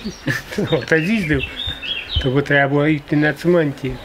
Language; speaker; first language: Polish; non-native, local second language; Rusyn